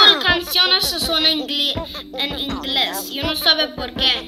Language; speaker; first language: Spanish; early bilingual, heritage; English